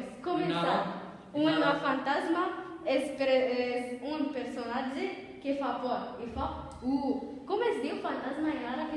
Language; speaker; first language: Catalan; non-native, learner; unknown